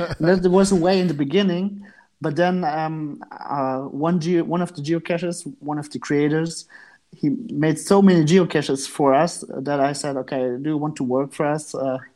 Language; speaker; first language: English; non-native, fluent; German